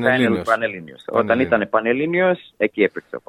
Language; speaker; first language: Greek; early bilingual, heritage; English